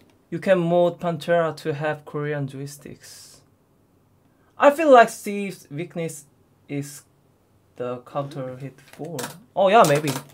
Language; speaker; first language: English; non-native, learner; Korean